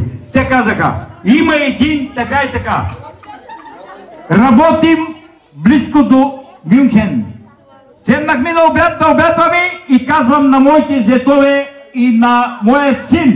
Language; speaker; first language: Bulgarian; non-native, local second language; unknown